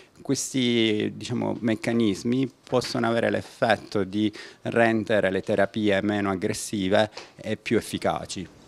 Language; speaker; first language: Italian; native; Italian